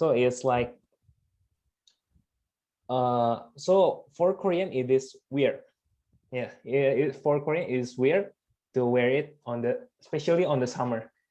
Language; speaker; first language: English; non-native, fluent; Indonesian